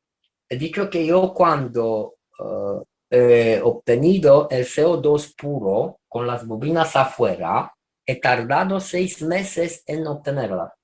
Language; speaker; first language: Spanish; non-native, fluent; Romanian